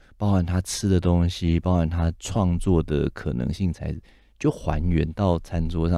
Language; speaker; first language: Chinese; native; Chinese